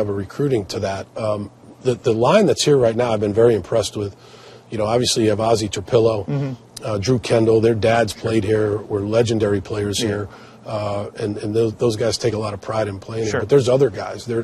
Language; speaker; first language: English; native; English